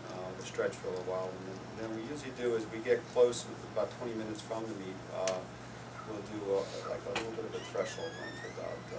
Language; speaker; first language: English; native; English